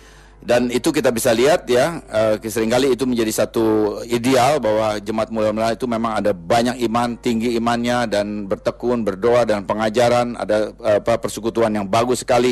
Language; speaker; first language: Indonesian; native; Indonesian